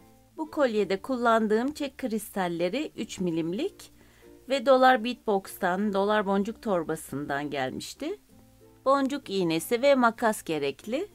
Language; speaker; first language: Turkish; native; Turkish